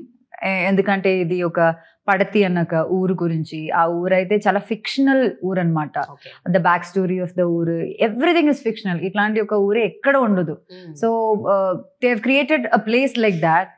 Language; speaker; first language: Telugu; non-native, fluent; Malayalam